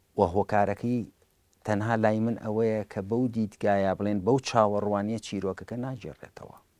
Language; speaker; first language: Central Kurdish; early bilingual, heritage; Central Kurdish